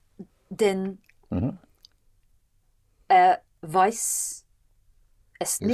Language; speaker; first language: German; non-native, learner; English